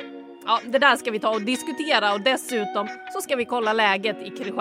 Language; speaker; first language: Swedish; native; Swedish